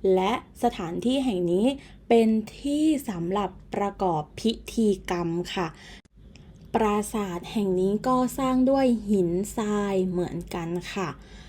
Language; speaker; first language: Thai; native; Thai